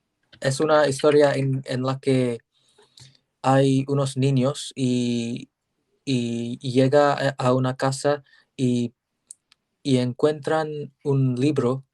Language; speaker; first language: Spanish; non-native, learner; English